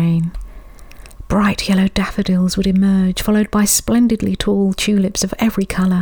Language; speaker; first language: English; native; English